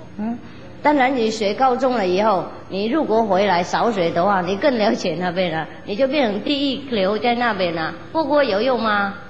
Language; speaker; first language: Chinese; non-native, fluent; Vietnamese